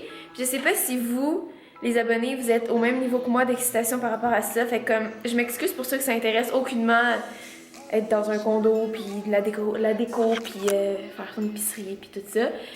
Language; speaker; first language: French; native; French